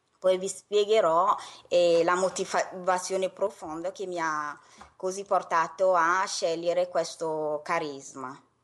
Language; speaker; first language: Italian; non-native, fluent; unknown